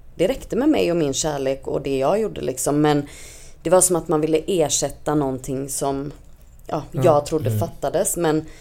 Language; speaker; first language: Swedish; native; Swedish